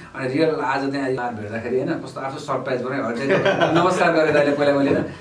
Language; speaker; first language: Nepali; native; Nepali